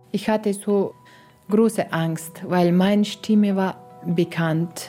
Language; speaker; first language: German; non-native, learner; Persian